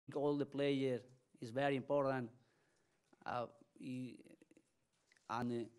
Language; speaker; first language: English; non-native, learner; Spanish